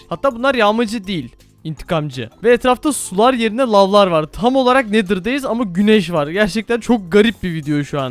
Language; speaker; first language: Turkish; native; Turkish